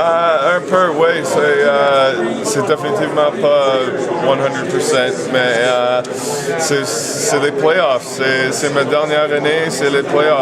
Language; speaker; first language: French; non-native, local second language; English